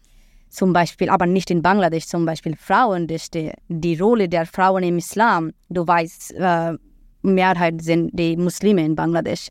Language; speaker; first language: German; non-native, fluent; Bangla